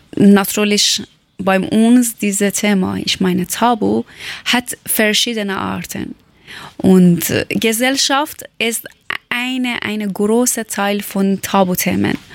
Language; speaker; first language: German; non-native, learner; Persian